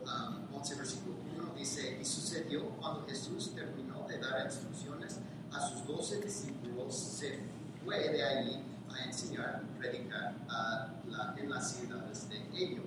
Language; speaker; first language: Spanish; non-native, fluent; English